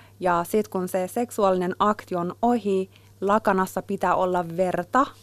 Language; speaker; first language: Finnish; non-native, fluent; Persian